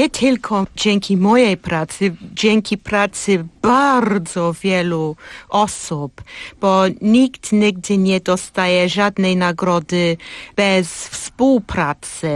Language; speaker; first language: Polish; non-native, fluent; English